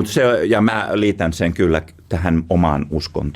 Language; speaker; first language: Finnish; native; Finnish